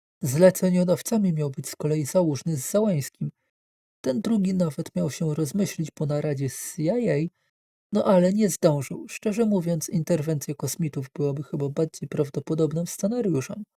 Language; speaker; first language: Polish; native; Polish